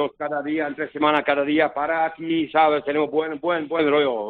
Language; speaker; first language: Spanish; non-native, learner; Czech